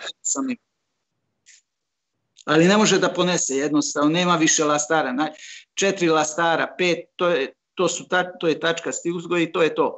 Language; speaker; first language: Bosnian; non-native, local second language; Hungarian